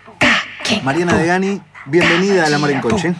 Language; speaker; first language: Spanish; native; Spanish